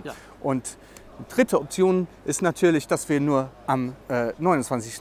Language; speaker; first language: German; non-native, learner; English